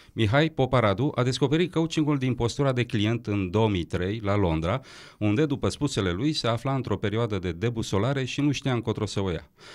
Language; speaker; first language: Romanian; native; Romanian